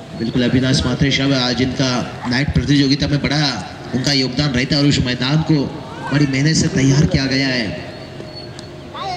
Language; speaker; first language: Hindi; non-native, local second language; Marathi